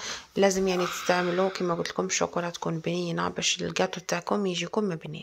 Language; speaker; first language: Arabic; native; Arabic